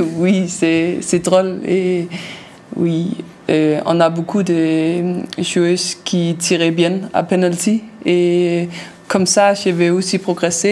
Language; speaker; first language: French; non-native, learner; Danish